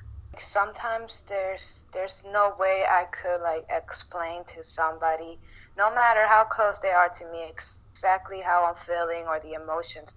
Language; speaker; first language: English; non-native, fluent; Spanish